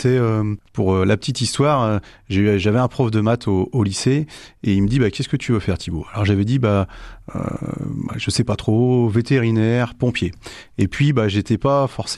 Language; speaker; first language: French; native; French